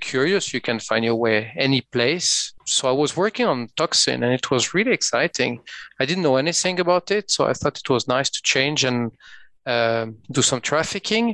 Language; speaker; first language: English; non-native, fluent; French